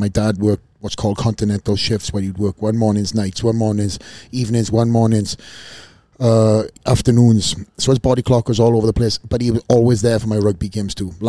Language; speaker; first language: English; native; English